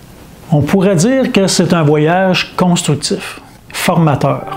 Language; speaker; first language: French; native; French